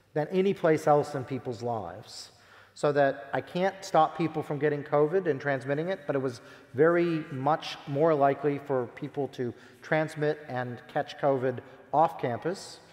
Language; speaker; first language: English; native; English